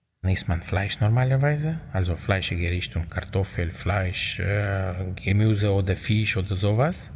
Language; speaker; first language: German; non-native, fluent; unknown